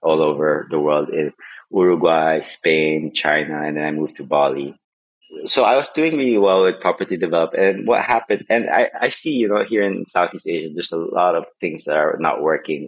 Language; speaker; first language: English; non-native, local second language; Filipino